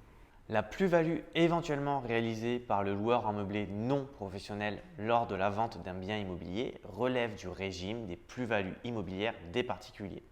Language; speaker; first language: French; native; French